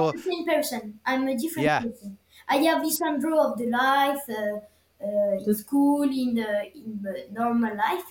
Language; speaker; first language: English; non-native, learner; French